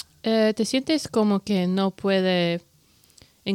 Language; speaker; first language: Spanish; non-native, learner; English